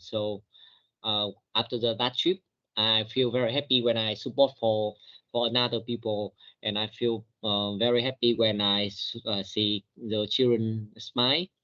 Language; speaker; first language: English; non-native, learner; Vietnamese